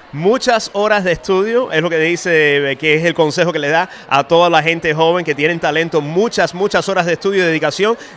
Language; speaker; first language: Spanish; native; Spanish